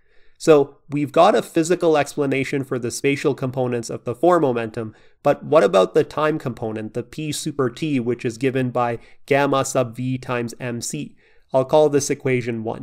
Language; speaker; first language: English; native; English